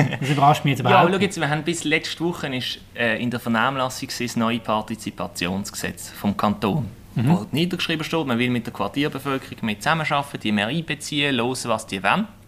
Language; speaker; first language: German; native; German